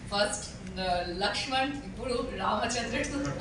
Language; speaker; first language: Telugu; non-native, learner; Bangla